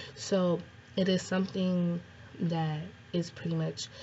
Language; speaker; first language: English; native; English